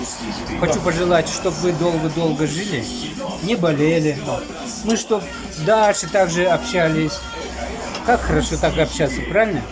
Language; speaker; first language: Russian; non-native, local second language; Chuvash